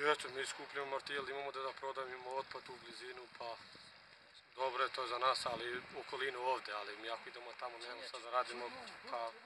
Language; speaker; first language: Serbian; non-native, local second language; Romany